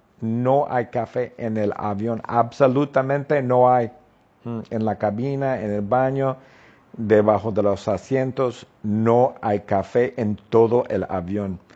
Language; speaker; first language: Spanish; non-native, fluent; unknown